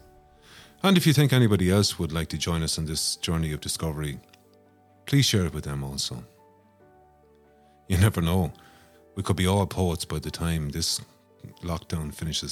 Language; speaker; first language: English; native; English